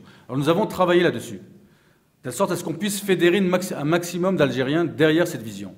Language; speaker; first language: French; native; French